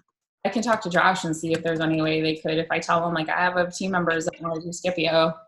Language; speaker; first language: English; native; English